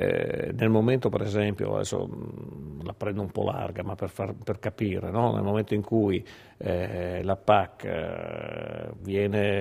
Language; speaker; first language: Italian; native; Italian